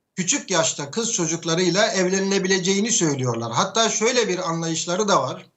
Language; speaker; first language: Turkish; native; Turkish